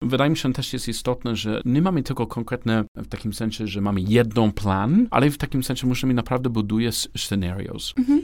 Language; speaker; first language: Polish; non-native, learner; English